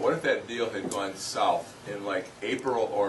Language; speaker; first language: English; native; English